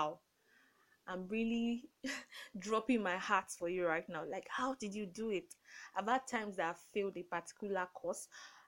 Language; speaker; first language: English; non-native, local second language; Yoruba